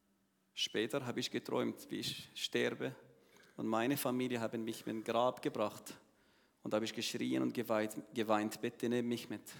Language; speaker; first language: German; non-native, learner; Arabic